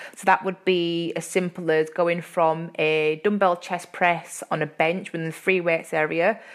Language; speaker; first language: English; native; English